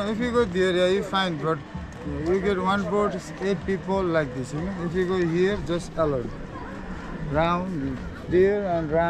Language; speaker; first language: English; non-native, learner; Nepali